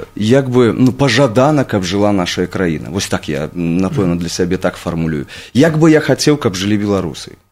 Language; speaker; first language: Belarusian; non-native, local second language; Russian